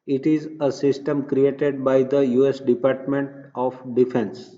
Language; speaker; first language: English; non-native, local second language; Gujarati